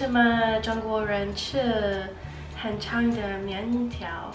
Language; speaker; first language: Chinese; non-native, learner; English